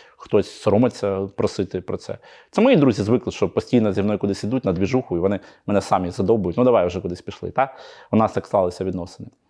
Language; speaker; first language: Ukrainian; native; Ukrainian